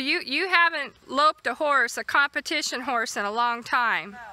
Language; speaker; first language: English; native; English